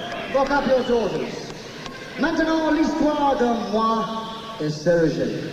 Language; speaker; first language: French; non-native, learner; English